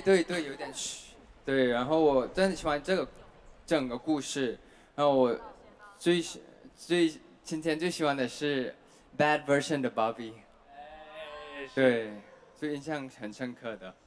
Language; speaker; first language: Chinese; non-native, fluent; Thai